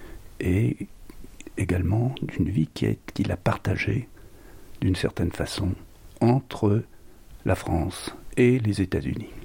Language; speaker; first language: French; native; French